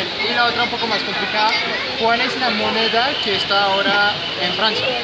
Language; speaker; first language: Spanish; non-native, fluent; French